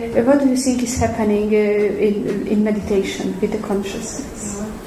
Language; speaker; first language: English; non-native, fluent; Hungarian